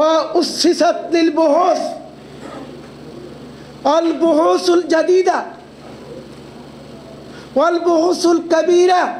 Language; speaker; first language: Arabic; non-native, learner; Bangla